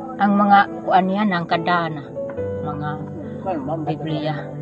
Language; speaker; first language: Cebuano; non-native, local second language; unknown